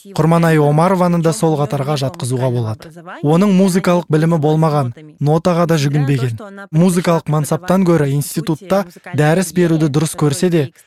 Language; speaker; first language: Kazakh; non-native, local second language; Russian